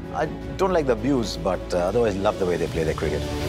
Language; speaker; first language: English; non-native, local second language; Hindi